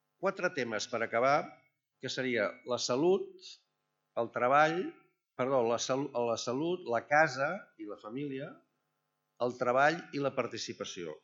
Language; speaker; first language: Catalan; native; Catalan